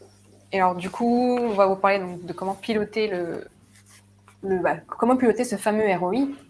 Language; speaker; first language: French; native; French